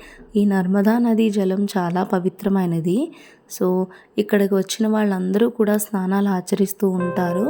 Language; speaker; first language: Telugu; native; Telugu